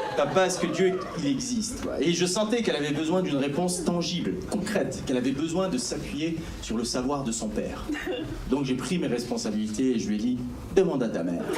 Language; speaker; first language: French; early bilingual, other home language; Arabic